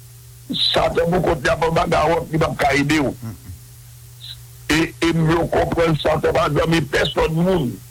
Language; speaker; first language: French; non-native, local second language; Haitian Creole